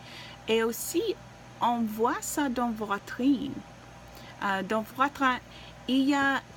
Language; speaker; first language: French; non-native, learner; English